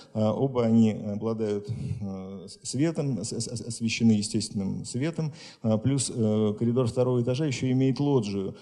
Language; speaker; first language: Russian; native; Russian